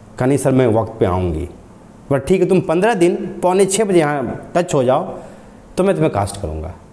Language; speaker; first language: Hindi; native; Hindi